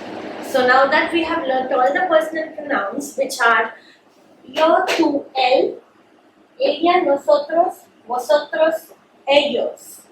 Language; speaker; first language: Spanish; non-native, fluent; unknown